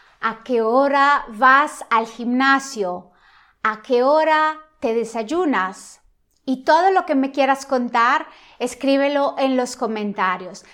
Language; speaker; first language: Spanish; non-native, fluent; Italian